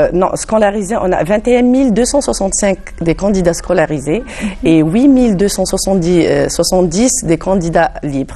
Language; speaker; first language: French; non-native, local second language; Arabic